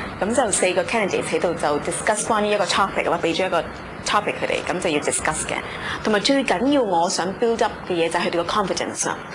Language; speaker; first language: Cantonese; early bilingual, other home language; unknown